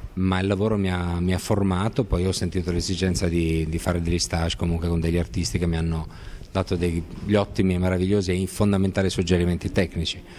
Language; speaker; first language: Italian; native; Italian